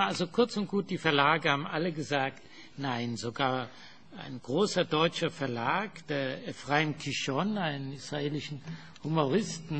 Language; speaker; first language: German; non-native, fluent; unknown